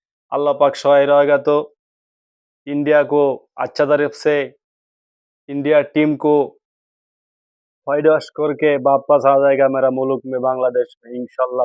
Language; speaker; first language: Hindi; non-native, learner; Bangla